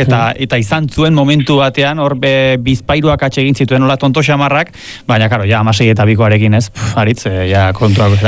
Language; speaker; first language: Basque; native; Basque